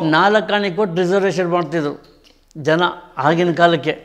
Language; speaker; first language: Kannada; native; Kannada